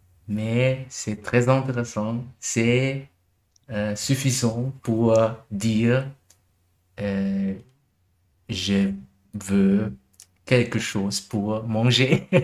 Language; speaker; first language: French; non-native, learner; German